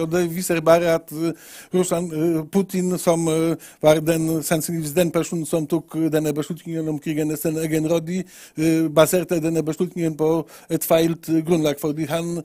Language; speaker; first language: Norwegian; non-native, fluent; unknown